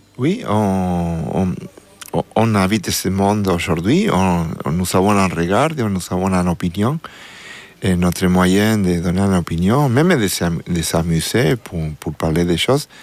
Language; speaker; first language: French; non-native, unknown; Spanish